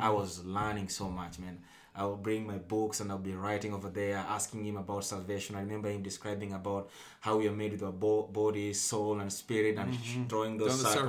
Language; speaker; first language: English; non-native, local second language; Luyia